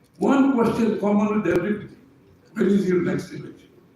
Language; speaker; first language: English; non-native, local second language; Bangla